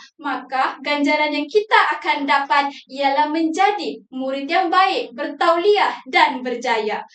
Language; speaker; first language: Malay; native; Malay